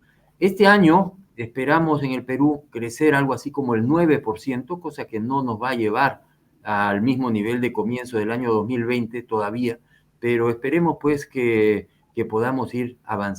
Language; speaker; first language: Spanish; native; Spanish